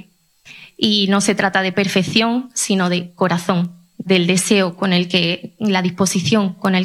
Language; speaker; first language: Spanish; native; Spanish